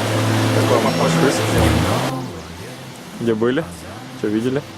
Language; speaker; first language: Russian; native; Russian